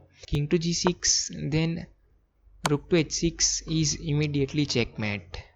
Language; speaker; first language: English; non-native, fluent; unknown